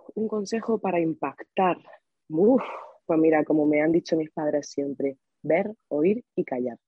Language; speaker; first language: Spanish; native; Spanish